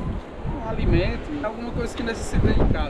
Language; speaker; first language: Portuguese; native; Portuguese